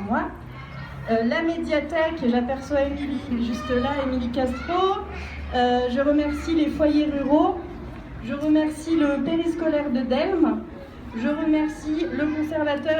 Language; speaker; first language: French; native; French